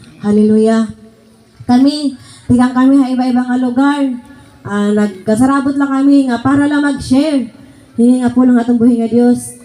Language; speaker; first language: Cebuano; non-native, local second language; Waray